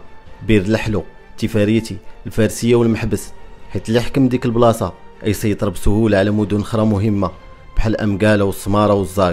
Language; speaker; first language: Arabic; native; Arabic